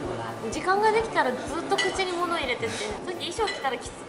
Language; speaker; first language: Japanese; native; Japanese